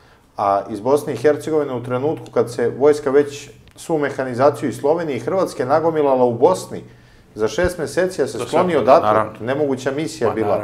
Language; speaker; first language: Serbian; native; Serbian